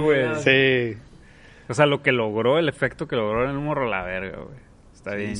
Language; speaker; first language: Spanish; native; Spanish